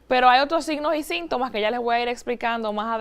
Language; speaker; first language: Spanish; native; Spanish